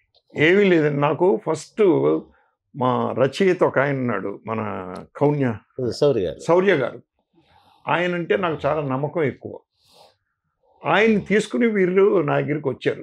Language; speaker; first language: Telugu; native; Telugu